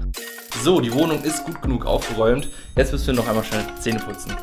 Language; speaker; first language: German; native; German